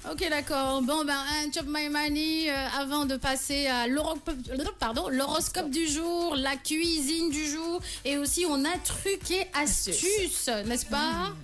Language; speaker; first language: French; non-native, local second language; Wolof